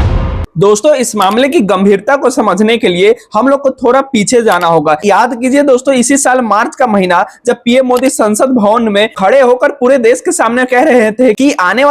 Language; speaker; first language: Hindi; native; Hindi